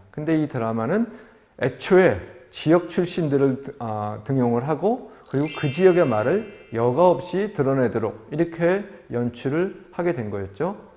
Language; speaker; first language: Korean; native; Korean